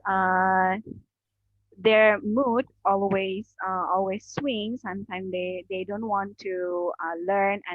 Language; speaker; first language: English; non-native, learner; Indonesian